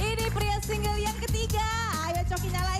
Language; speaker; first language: Indonesian; native; Indonesian